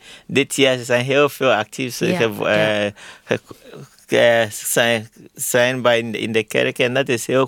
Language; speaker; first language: Dutch; non-native, learner; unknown